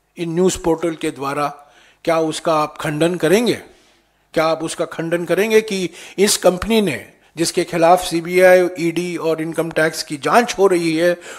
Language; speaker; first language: Hindi; native; Hindi